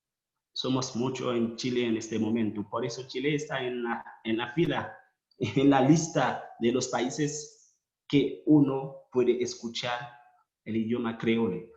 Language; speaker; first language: Spanish; non-native, fluent; Haitian Creole